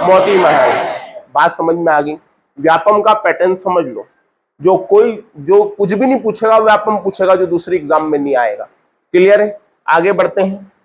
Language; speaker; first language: Hindi; native; Hindi